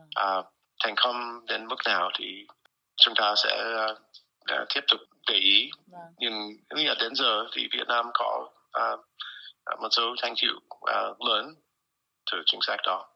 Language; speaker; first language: Vietnamese; non-native, fluent; English